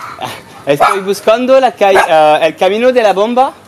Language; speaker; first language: Spanish; non-native, learner; French